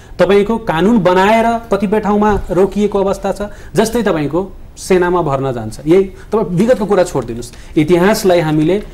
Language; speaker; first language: Nepali; non-native, local second language; Maithili